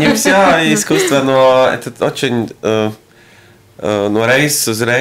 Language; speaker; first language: Russian; non-native, local second language; Latvian